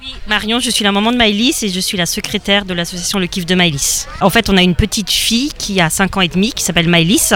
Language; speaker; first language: French; native; French